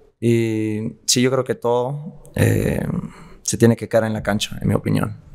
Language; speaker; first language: Spanish; early bilingual, heritage; Spanish